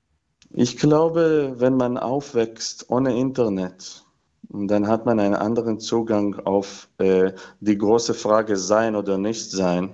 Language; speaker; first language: German; non-native, fluent; Hebrew